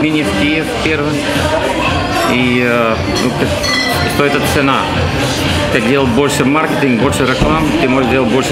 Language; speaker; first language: Russian; non-native, learner; Dutch